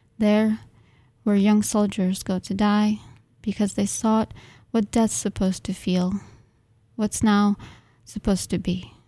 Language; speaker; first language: English; non-native, fluent; Russian